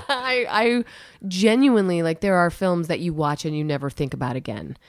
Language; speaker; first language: English; native; English